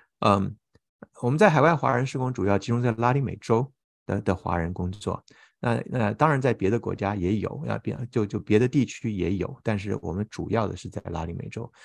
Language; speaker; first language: Chinese; native; Chinese